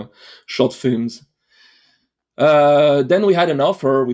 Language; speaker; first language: English; non-native, fluent; French